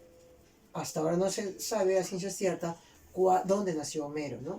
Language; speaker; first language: Spanish; native; Spanish